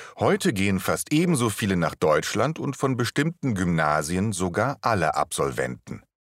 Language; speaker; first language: German; native; German